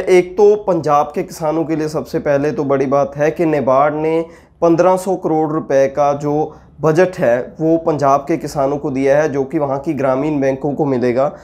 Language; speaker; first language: Hindi; non-native, local second language; Punjabi